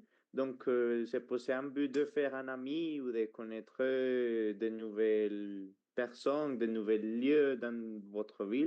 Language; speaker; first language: French; non-native, fluent; Spanish